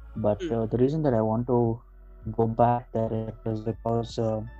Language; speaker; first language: English; non-native, local second language; Hindi